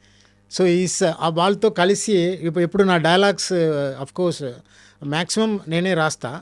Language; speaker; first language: Telugu; non-native, fluent; Tamil